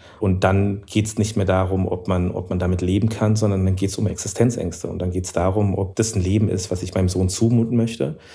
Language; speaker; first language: German; early bilingual, other home language; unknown